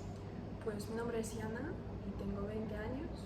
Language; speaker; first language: Spanish; non-native, learner; Ukrainian